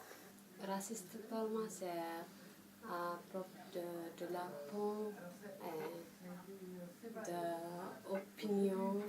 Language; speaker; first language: French; non-native, learner; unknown